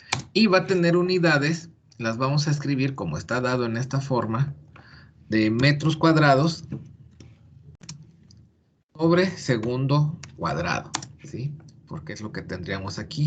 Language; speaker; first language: Spanish; native; Spanish